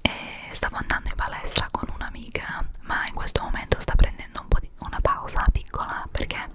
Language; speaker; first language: Italian; non-native, fluent; English